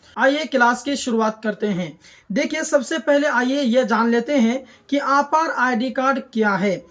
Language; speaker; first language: Hindi; native; Hindi